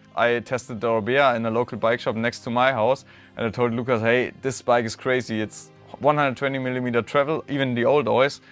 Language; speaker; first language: English; non-native, fluent; German